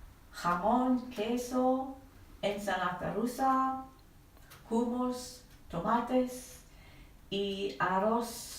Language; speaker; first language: Spanish; non-native, learner; English